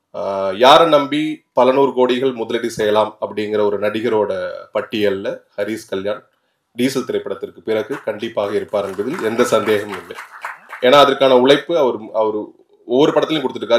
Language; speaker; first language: Tamil; native; Tamil